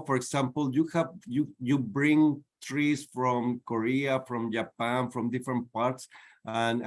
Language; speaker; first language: English; non-native, fluent; Spanish